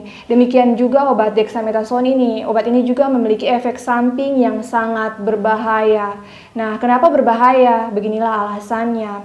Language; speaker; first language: Indonesian; native; Indonesian